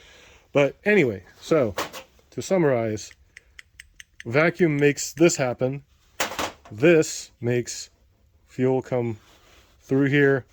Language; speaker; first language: English; native; English